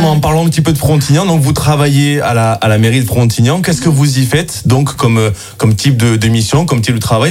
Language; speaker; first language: French; native; French